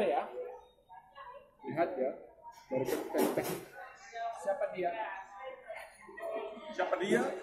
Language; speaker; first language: Indonesian; non-native, learner; Dutch